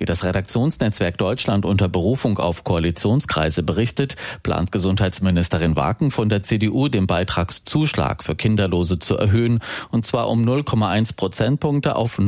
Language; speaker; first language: German; native; German